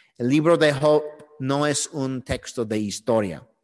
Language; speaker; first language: Spanish; non-native, learner; English